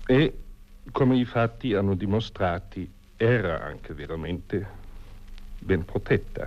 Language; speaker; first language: Italian; non-native, fluent; German